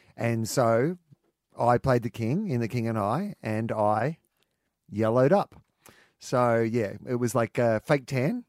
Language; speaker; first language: English; native; English